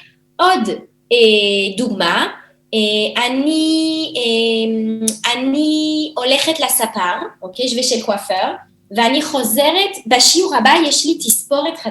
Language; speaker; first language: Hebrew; non-native, fluent; French